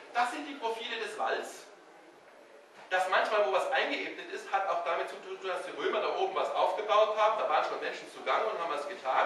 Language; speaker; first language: German; native; German